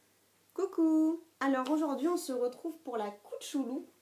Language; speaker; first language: French; native; French